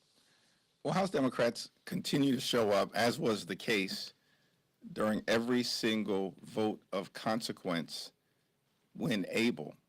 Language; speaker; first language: English; native; English